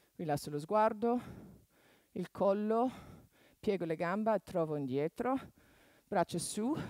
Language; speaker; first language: Italian; non-native, fluent; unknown